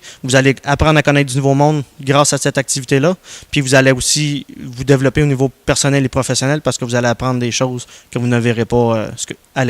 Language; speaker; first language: French; native; French